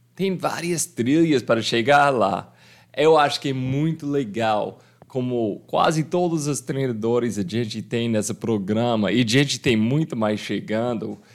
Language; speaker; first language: Portuguese; non-native, fluent; English